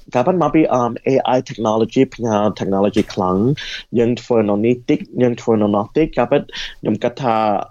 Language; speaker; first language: Khmer; early bilingual, heritage; Khmer